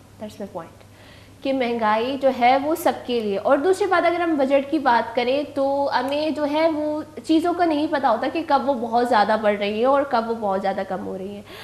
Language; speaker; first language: Urdu; non-native, local second language; Baluchi